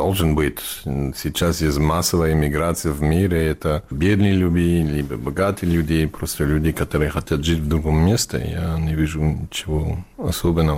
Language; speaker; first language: Russian; non-native, learner; English